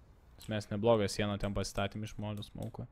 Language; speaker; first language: Lithuanian; native; Lithuanian